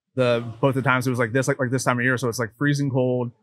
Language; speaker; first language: English; native; English